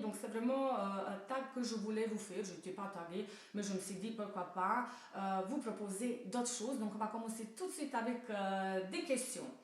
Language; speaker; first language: French; non-native, fluent; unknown